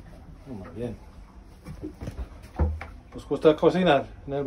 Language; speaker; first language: Spanish; non-native, fluent; English